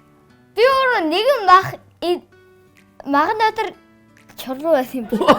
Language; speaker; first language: Mongolian; early bilingual, heritage; Mongolian